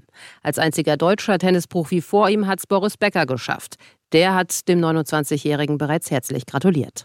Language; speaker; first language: German; native; German